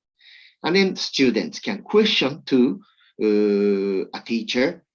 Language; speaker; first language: English; non-native, learner; Japanese